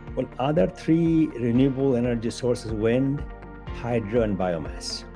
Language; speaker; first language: English; non-native, local second language; Bangla